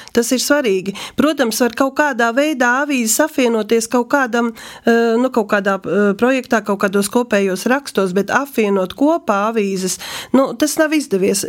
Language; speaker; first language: Latvian; native; Latvian